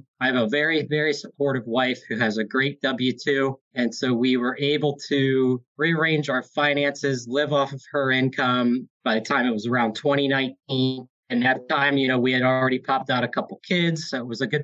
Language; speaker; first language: English; native; English